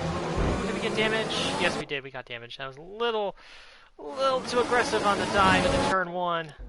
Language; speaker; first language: English; native; English